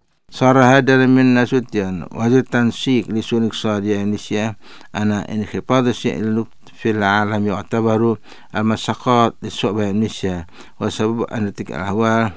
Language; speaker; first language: Arabic; non-native, fluent; Indonesian